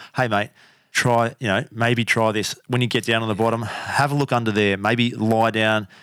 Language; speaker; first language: English; native; English